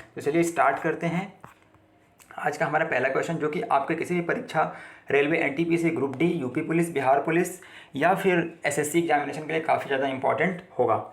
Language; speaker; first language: Hindi; native; Hindi